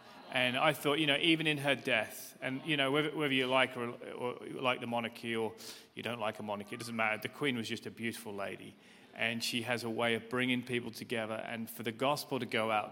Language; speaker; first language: English; native; English